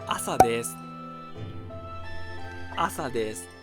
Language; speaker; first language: Japanese; non-native, fluent; Portuguese